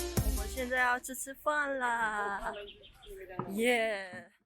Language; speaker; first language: Chinese; non-native, learner; Mongolian